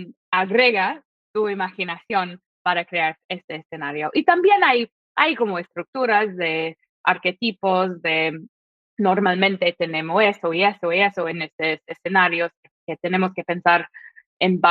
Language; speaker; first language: Spanish; non-native, fluent; English